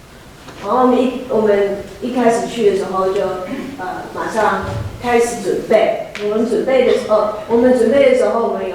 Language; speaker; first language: Chinese; early bilingual, heritage; Chinese